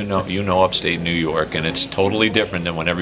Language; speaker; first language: English; native; English